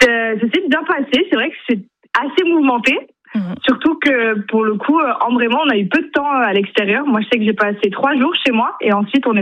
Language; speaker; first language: French; native; French